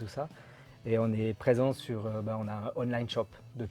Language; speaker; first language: French; native; French